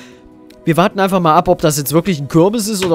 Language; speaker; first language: German; native; German